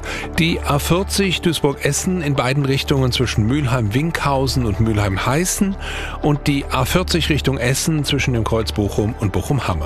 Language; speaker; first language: German; native; German